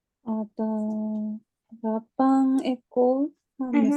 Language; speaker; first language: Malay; non-native, learner; Japanese